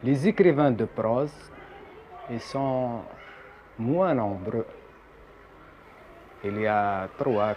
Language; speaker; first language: French; non-native, local second language; Arabic